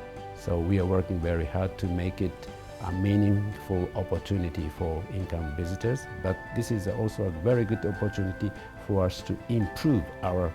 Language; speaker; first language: English; non-native, fluent; Japanese